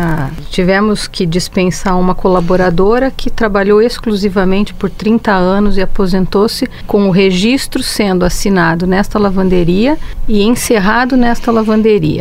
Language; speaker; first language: Portuguese; native; Portuguese